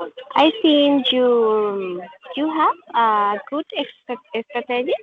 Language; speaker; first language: English; non-native, learner; Spanish